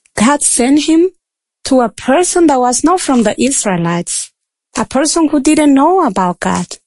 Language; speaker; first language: English; non-native, fluent; Spanish